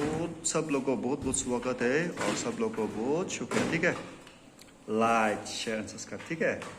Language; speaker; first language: Hindi; non-native, local second language; Tangkhul Naga (India)